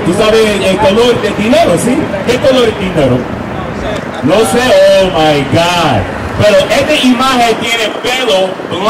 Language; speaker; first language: Spanish; non-native, learner; English